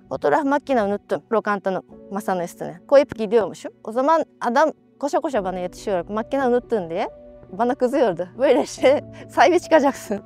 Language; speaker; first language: Turkish; non-native, fluent; Japanese